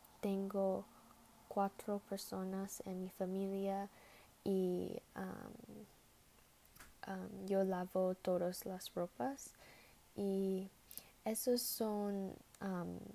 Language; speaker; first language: Spanish; non-native, learner; English